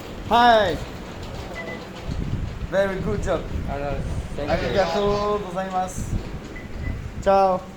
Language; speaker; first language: English; non-native, learner; French